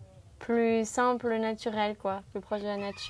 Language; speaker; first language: French; native; French